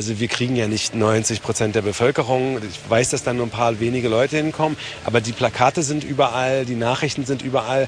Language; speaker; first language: German; native; German